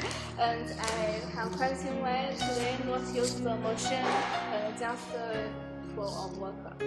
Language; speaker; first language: English; non-native, learner; Somali